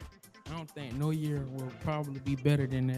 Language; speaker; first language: English; native; English